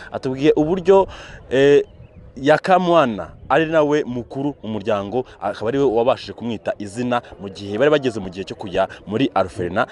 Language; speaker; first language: Kinyarwanda; native; Kinyarwanda